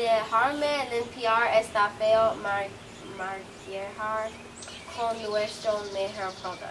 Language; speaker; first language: Spanish; non-native, learner; English